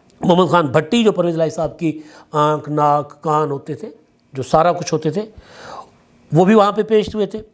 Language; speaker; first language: Urdu; non-native, local second language; Sindhi